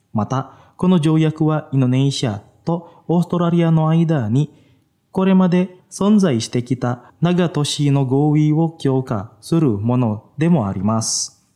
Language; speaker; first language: Japanese; non-native, fluent; Indonesian